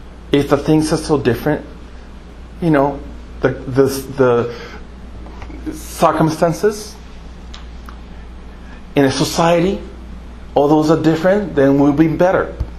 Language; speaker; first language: English; non-native, fluent; Japanese